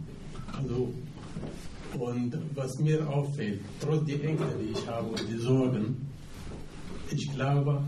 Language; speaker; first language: German; non-native, fluent; Arabic